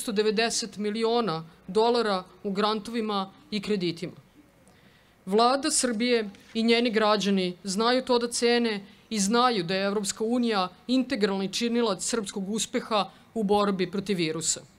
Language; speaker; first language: Bosnian; native; Bosnian